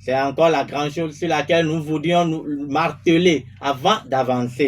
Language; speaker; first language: French; non-native, local second language; Ewe